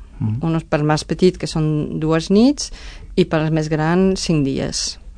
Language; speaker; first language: Catalan; non-native, fluent; Spanish